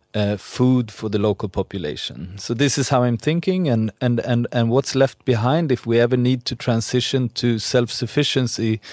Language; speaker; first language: English; non-native, fluent; Swedish